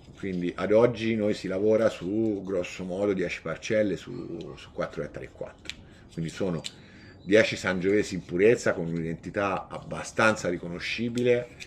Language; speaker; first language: Italian; native; Italian